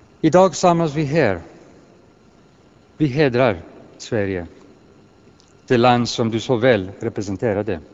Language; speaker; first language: Swedish; non-native, fluent; Greek